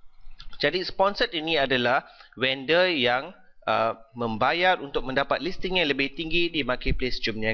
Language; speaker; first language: Malay; native; Malay